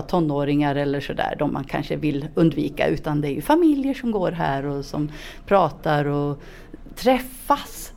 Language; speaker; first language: Swedish; native; Swedish